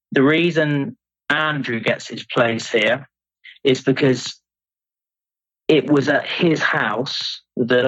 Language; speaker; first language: English; native; English